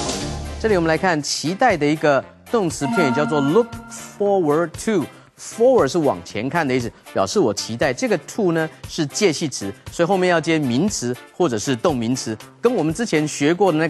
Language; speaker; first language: Chinese; native; Chinese